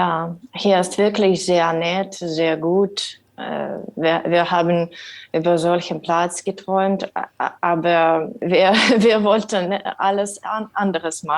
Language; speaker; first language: German; non-native, learner; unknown